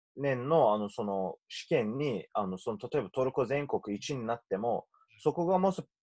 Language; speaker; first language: Japanese; non-native, fluent; Turkish